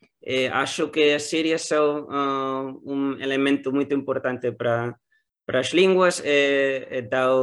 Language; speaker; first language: Portuguese; non-native, learner; Spanish